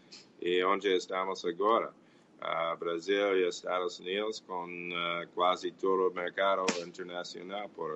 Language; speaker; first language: Portuguese; non-native, fluent; English